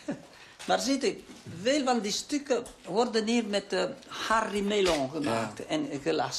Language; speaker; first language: Dutch; non-native, local second language; French